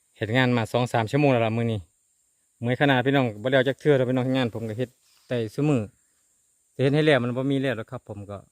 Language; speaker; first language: Thai; native; Thai